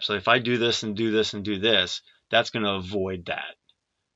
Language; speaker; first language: English; native; English